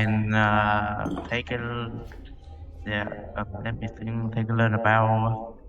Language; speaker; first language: English; non-native, learner; Vietnamese